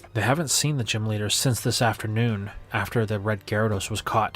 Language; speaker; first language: English; native; English